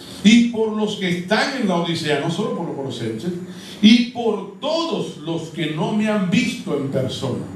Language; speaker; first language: Spanish; native; Spanish